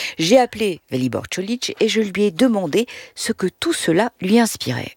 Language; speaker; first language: French; native; French